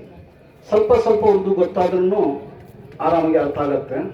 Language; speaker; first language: Kannada; non-native, fluent; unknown